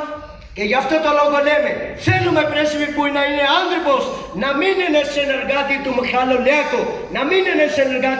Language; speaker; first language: Greek; non-native, learner; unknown